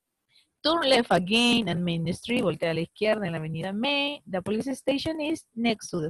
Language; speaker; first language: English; non-native, learner; Spanish